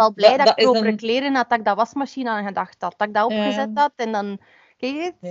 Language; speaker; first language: Dutch; native; Dutch